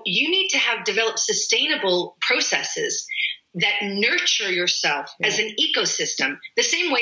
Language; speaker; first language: English; native; English